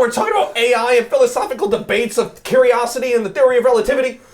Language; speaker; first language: English; native; English